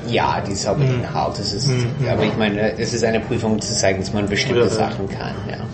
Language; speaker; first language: German; non-native, fluent; English